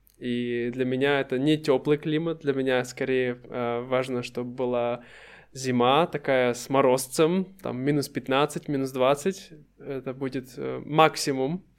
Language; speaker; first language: Russian; native; Russian